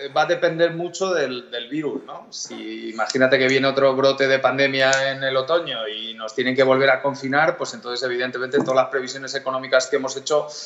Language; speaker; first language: Spanish; native; Spanish